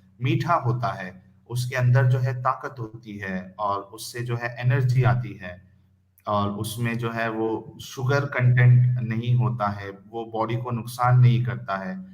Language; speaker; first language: Hindi; native; Hindi